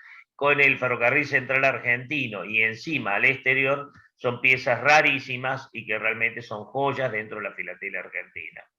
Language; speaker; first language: Spanish; native; Spanish